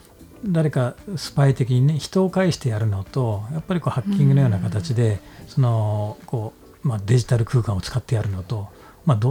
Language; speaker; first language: Japanese; native; Japanese